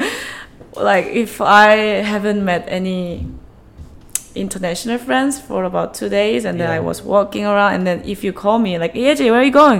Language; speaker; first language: English; non-native, fluent; Korean